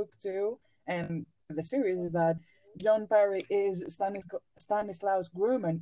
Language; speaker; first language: English; non-native, fluent; Greek